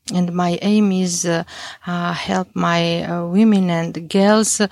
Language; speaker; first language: English; non-native, learner; Mingrelian